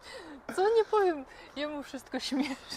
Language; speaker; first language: Polish; non-native, learner; Ukrainian